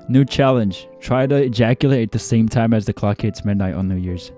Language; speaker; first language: English; native; English